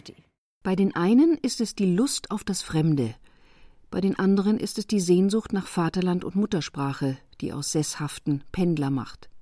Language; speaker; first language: German; native; German